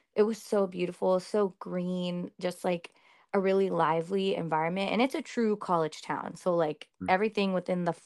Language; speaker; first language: English; early bilingual, other home language; Hindi